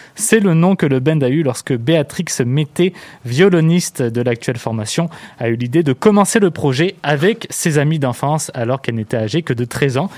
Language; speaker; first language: French; native; French